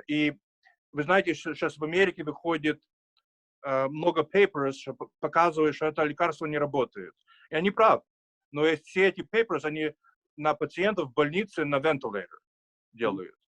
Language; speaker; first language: Russian; early bilingual, heritage; Russian